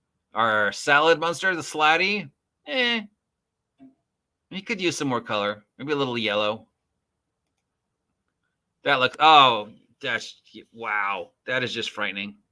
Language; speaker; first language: English; native; English